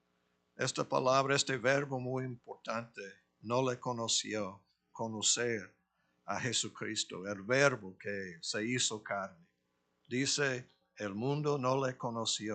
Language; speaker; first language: Spanish; non-native, fluent; English